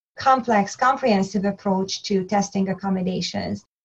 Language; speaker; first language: English; non-native, fluent; Hungarian